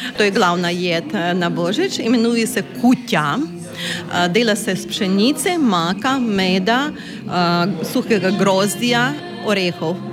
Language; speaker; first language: Slovenian; non-native, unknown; Ukrainian